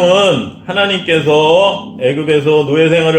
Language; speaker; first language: Korean; native; Korean